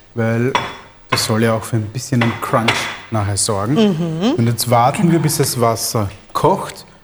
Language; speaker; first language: German; early bilingual, other home language; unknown